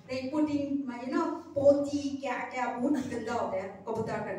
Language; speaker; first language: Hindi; non-native, local second language; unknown